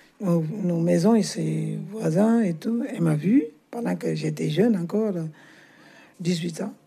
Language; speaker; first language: French; non-native, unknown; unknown